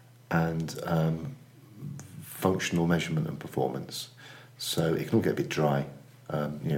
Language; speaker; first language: English; native; English